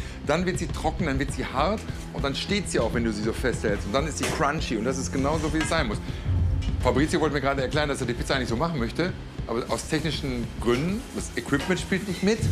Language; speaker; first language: German; native; German